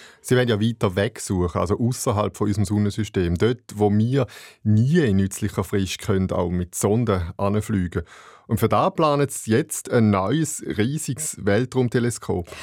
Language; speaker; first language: German; native; German